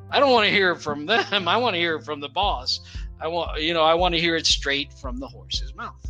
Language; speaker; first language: English; non-native, fluent; Portuguese